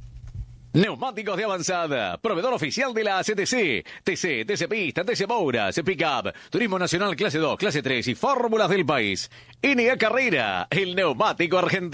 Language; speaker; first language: Spanish; native; Spanish